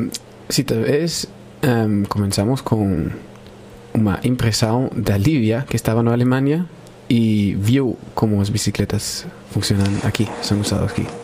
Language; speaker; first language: Portuguese; non-native, learner; Spanish